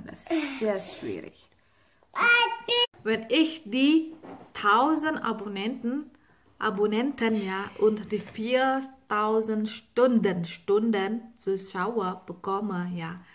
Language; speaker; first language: German; non-native, learner; Indonesian